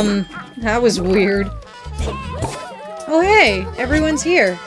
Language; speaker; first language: English; native; English